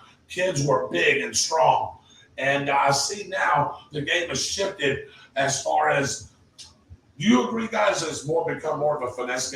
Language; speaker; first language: English; native; English